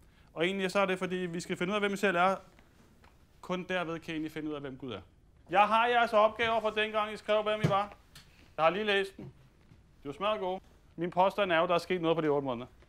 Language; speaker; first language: Danish; native; Danish